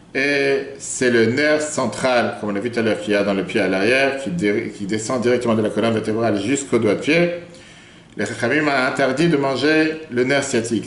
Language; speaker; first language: French; native; French